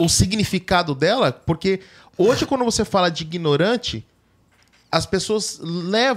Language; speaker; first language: Portuguese; native; Portuguese